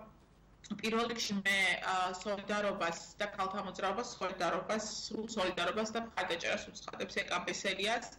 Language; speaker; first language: Georgian; native; Georgian